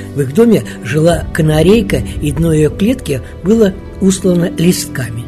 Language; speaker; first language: Russian; native; Russian